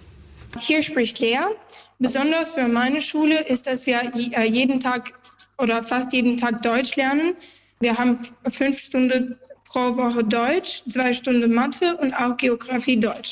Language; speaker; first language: German; non-native, learner; Albanian